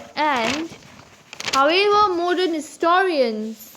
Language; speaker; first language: English; non-native, local second language; Hindi